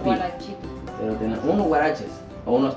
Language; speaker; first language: Spanish; native; Spanish